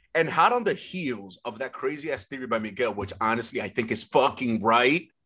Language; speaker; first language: English; early bilingual, other home language; Spanish